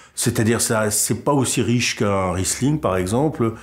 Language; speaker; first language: French; native; French